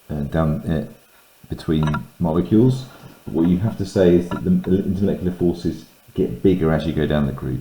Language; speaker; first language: English; native; English